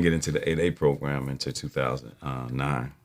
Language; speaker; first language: English; native; English